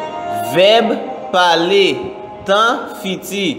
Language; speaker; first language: French; non-native, local second language; Haitian Creole